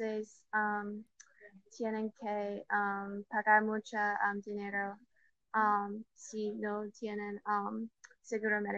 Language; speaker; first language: Spanish; non-native, learner; English